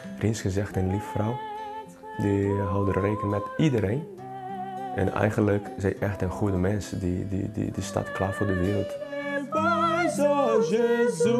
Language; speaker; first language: Dutch; non-native, fluent; Portuguese